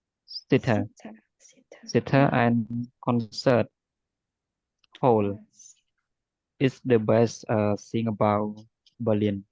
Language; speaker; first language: English; non-native, learner; Khmer